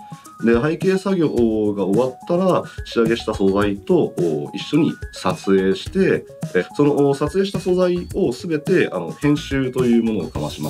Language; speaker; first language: Japanese; native; Japanese